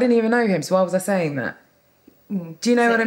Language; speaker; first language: English; native; English